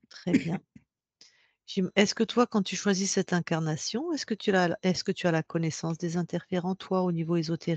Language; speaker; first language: French; native; French